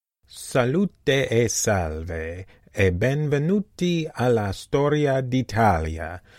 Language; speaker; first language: Italian; non-native, learner; English